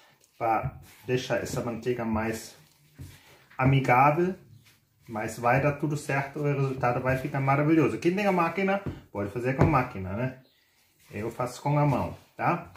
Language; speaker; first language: Portuguese; non-native, fluent; German